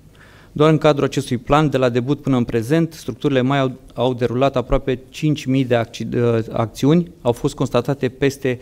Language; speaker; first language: Romanian; native; Romanian